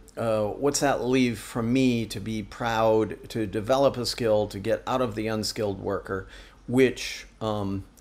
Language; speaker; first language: English; native; English